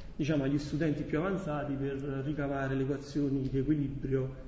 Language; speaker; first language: Italian; native; Italian